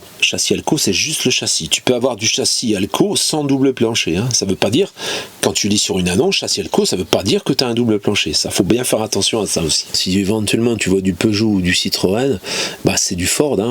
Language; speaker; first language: French; native; French